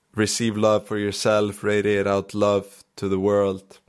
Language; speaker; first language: English; non-native, fluent; Icelandic